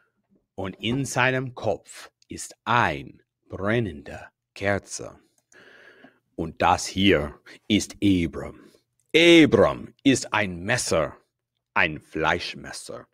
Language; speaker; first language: German; non-native, fluent; English